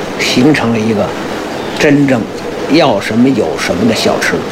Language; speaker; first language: Chinese; native; Chinese